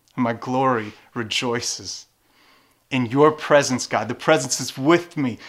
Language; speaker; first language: English; native; English